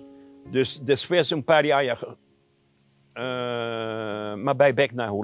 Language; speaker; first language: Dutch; non-native, local second language; Papiamento